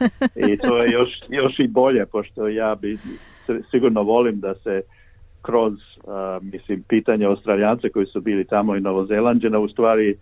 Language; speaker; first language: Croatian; early bilingual, heritage; Serbian